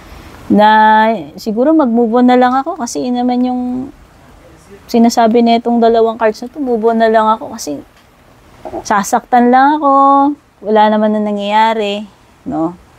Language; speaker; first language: Filipino; native; Filipino